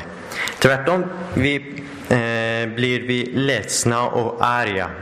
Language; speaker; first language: Swedish; non-native, learner; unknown